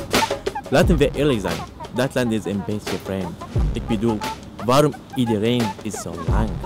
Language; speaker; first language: Dutch; non-native, learner; Arabic